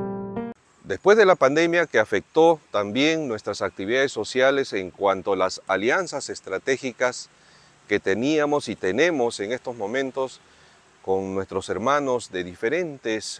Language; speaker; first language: Spanish; native; Spanish